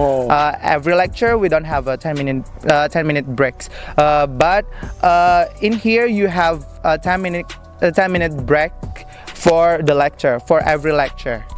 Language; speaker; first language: English; non-native, learner; Indonesian